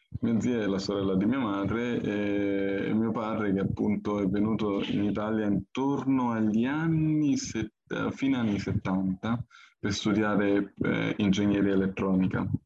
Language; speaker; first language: Italian; early bilingual, other home language; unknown